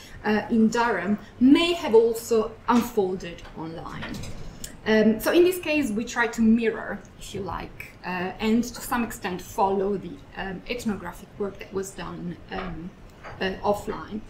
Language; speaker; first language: English; non-native, fluent; Italian